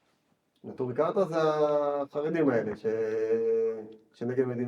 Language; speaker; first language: Hebrew; native; Hebrew